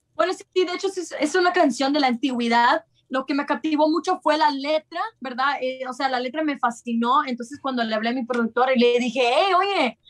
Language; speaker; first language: Spanish; early bilingual, heritage; Spanish